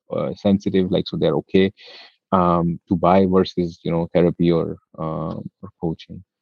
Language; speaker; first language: English; non-native, local second language; Hindi